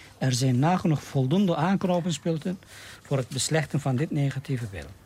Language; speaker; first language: Dutch; non-native, fluent; Turkish